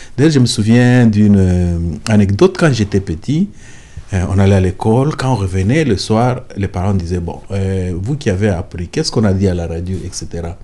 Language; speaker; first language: French; non-native, local second language; Lingala